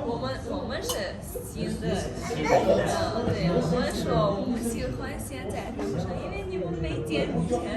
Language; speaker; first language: Chinese; non-native, learner; Armenian